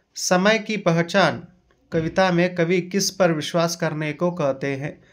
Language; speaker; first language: Hindi; non-native, local second language; Kannada